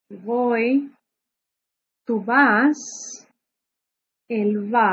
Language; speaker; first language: Spanish; non-native, fluent; English